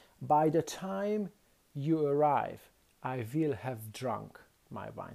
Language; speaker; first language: English; non-native, fluent; Hungarian